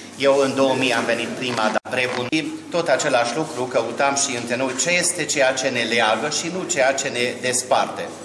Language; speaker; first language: Romanian; non-native, fluent; Italian